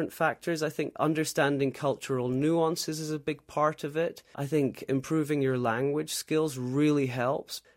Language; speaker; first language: English; native; English